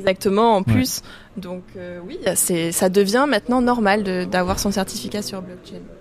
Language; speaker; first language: French; native; French